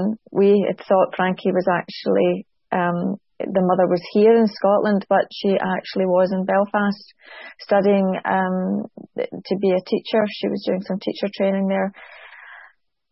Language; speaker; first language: English; native; English